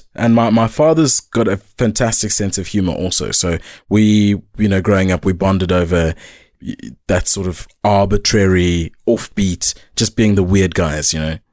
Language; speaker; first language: English; native; English